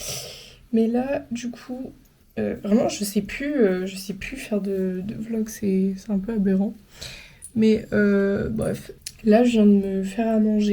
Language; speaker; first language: French; native; French